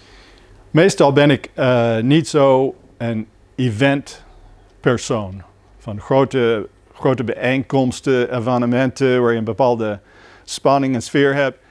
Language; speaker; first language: Dutch; non-native, fluent; English